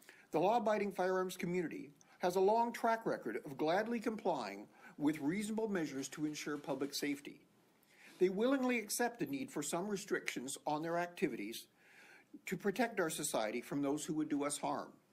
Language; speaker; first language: English; native; English